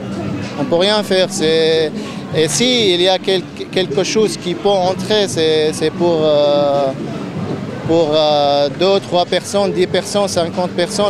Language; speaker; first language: French; non-native, fluent; Arabic